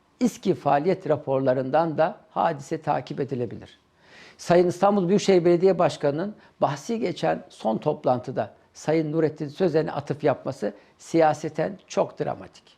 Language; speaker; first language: Turkish; native; Turkish